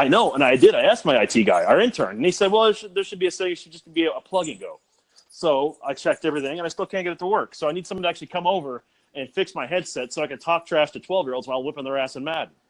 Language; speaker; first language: English; native; English